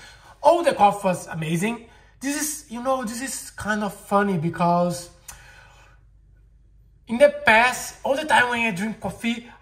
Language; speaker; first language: English; non-native, learner; Portuguese